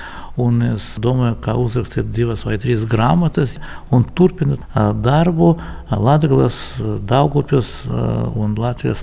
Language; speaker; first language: Latvian; non-native, local second language; Russian